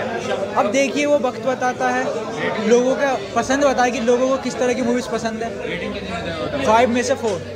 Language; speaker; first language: Hindi; native; Hindi